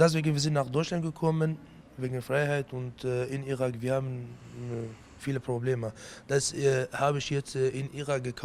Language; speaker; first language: German; non-native, learner; Kurdish